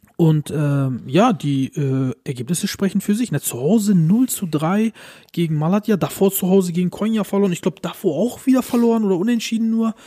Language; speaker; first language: German; early bilingual, other home language; Turkish